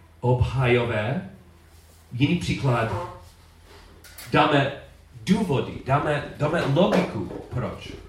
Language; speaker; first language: Czech; non-native, learner; English